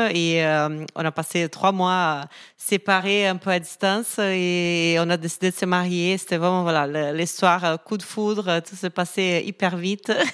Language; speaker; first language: French; non-native, fluent; Portuguese